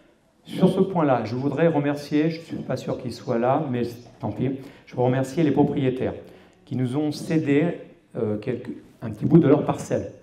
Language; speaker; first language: French; native; French